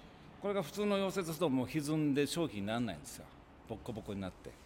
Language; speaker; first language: Japanese; native; Japanese